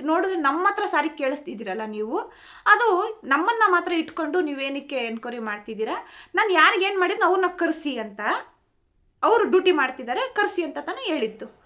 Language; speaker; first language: Kannada; non-native, local second language; Telugu